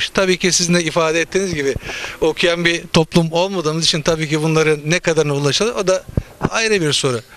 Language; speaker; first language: Turkish; native; Turkish